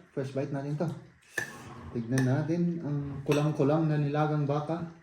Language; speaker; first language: Filipino; native; Filipino